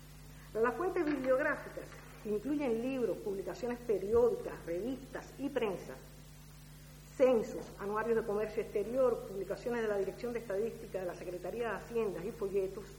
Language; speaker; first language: Spanish; native; Spanish